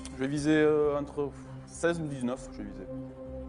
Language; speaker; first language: French; native; French